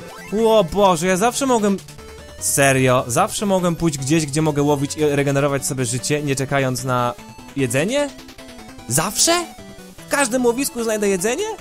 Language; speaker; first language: Polish; native; Polish